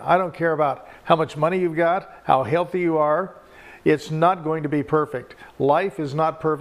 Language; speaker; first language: English; native; English